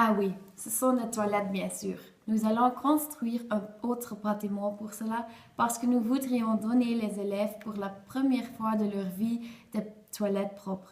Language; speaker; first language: French; non-native, learner; Dutch